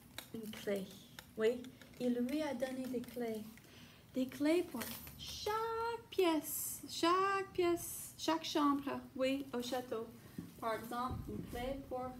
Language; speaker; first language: French; non-native, fluent; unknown